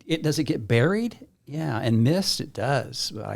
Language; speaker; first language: English; native; English